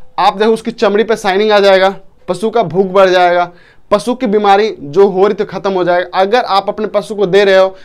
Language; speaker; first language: Hindi; native; Hindi